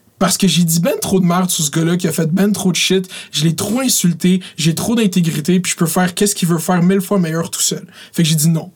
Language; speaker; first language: French; native; French